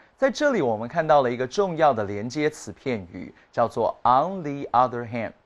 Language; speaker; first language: Chinese; native; Chinese